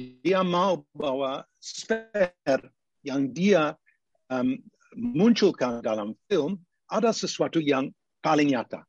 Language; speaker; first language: Indonesian; non-native, fluent; English